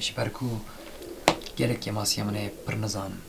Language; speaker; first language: Kurdish; non-native, local second language; Turkish